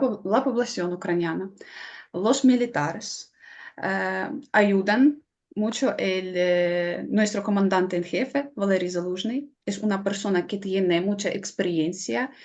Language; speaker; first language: Spanish; non-native, fluent; Ukrainian